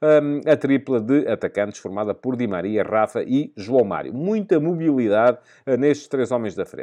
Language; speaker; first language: Portuguese; native; Portuguese